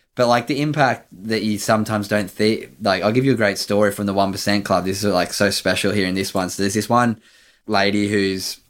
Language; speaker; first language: English; native; English